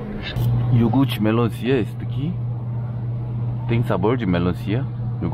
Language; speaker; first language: Portuguese; non-native, learner; Korean